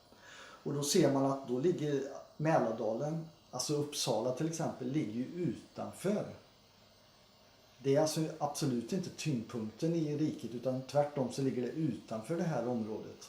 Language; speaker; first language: Swedish; native; Swedish